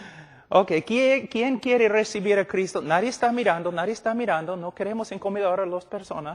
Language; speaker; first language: Spanish; non-native, fluent; English